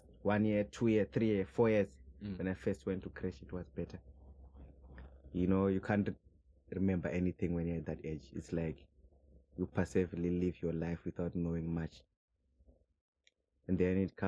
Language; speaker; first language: English; non-native, local second language; Shona